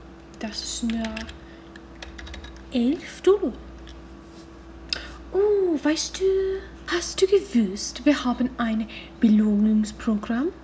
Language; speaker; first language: German; non-native, learner; English